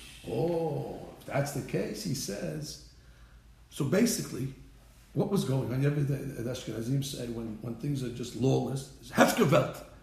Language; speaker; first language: English; native; English